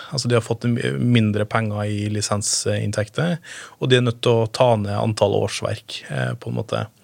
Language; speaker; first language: Norwegian; native; Norwegian